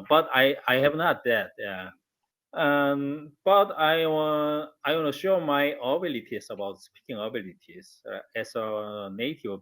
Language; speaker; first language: English; non-native, learner; Korean